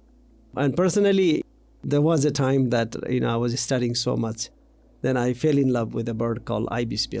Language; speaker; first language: English; non-native, local second language; Nepali